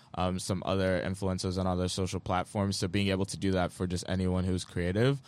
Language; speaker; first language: English; non-native, local second language; Yoruba